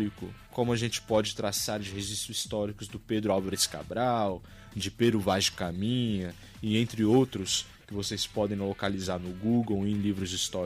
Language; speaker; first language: Portuguese; native; Portuguese